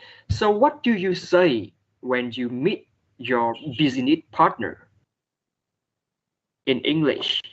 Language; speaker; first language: English; non-native, fluent; Vietnamese